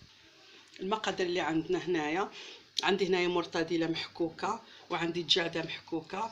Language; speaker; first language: Arabic; native; Arabic